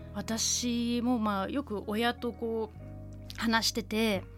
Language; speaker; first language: Japanese; non-native, fluent; German